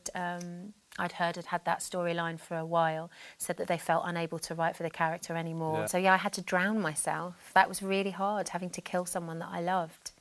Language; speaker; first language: English; native; English